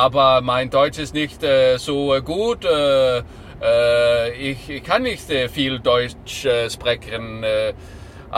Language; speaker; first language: German; non-native, learner; Danish